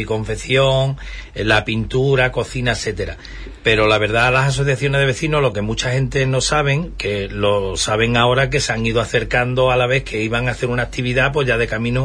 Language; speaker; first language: Spanish; native; Spanish